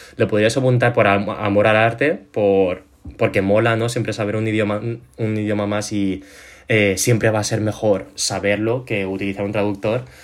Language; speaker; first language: Spanish; early bilingual, other home language; Chinese